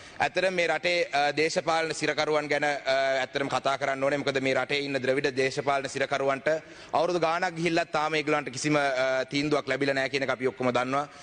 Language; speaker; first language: Sinhala; non-native, local second language; Tamil